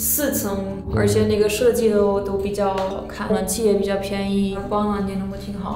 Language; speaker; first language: Chinese; early bilingual, heritage; Chinese